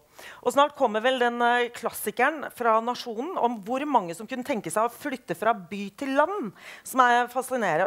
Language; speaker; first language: Norwegian; native; Norwegian